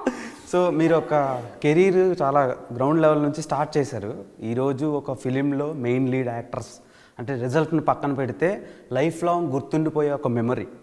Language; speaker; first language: Telugu; native; Telugu